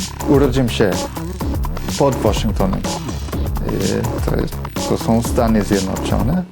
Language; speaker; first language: Polish; non-native, fluent; English